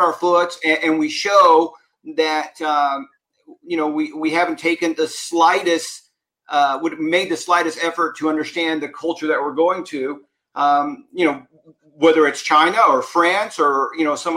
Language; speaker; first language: English; native; English